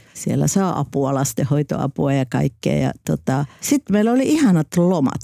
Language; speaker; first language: Finnish; native; Finnish